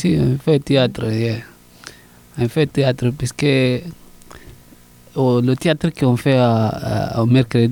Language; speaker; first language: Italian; non-native, learner; Susu